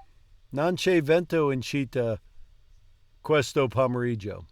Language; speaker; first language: Italian; non-native, learner; English